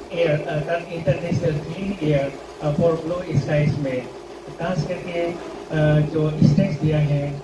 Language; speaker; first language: Hindi; non-native, local second language; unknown